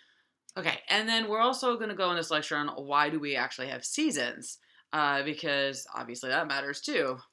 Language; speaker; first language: English; native; English